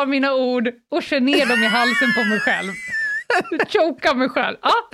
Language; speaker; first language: Swedish; native; Swedish